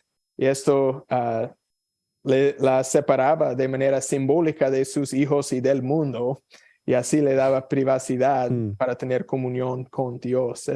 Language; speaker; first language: Spanish; non-native, fluent; English